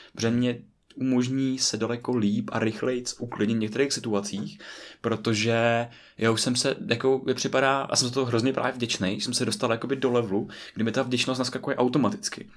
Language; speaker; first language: Czech; native; Czech